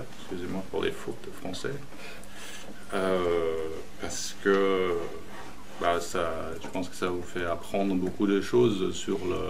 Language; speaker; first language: French; non-native, fluent; German